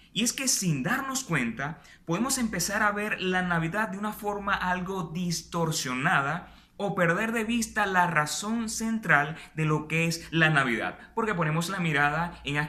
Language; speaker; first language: Spanish; native; Spanish